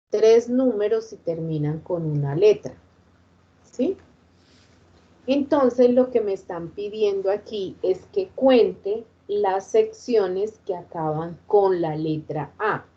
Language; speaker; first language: Spanish; native; Spanish